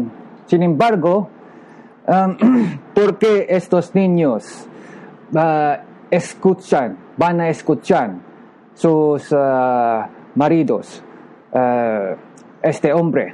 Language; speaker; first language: Spanish; non-native, learner; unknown